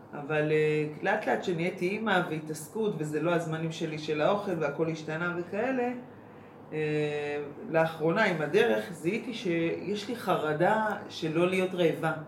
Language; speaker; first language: Hebrew; native; Hebrew